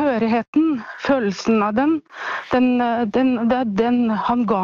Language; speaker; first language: Norwegian; non-native, fluent; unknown